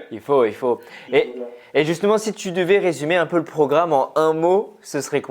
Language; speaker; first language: French; native; French